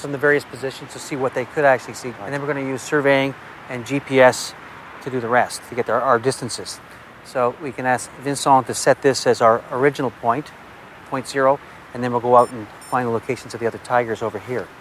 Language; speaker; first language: English; native; English